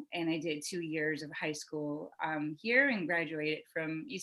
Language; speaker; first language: English; non-native, fluent; Spanish